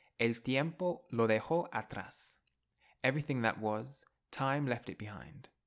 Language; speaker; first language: Spanish; non-native, fluent; English